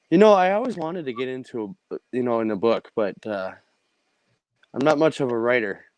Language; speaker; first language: English; native; English